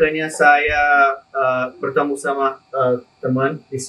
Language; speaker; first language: Indonesian; non-native, learner; Spanish